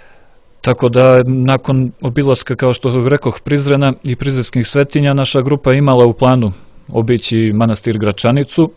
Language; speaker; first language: Croatian; native; Croatian